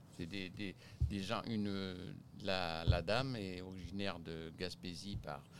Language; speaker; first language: French; native; French